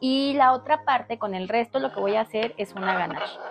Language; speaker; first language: Spanish; native; Spanish